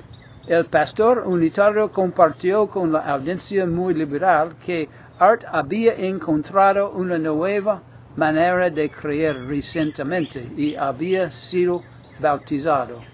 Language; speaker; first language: Spanish; non-native, fluent; English